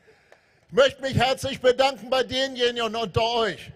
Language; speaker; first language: German; native; German